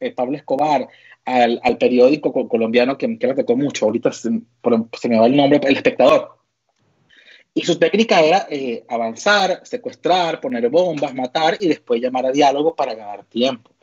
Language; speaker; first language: Spanish; native; Spanish